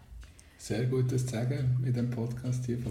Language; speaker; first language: German; native; German